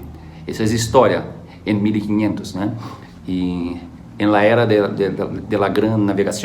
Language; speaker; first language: Spanish; non-native, fluent; Portuguese